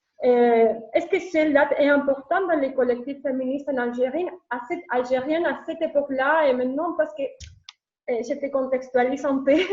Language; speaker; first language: French; non-native, learner; Spanish